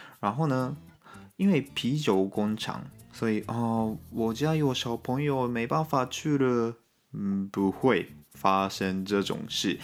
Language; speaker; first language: Chinese; non-native, fluent; Japanese